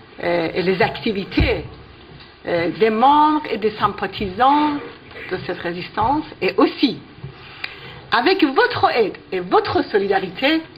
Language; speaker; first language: French; non-native, fluent; Persian